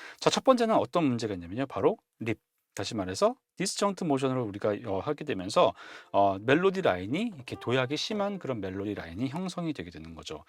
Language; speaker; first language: Korean; native; Korean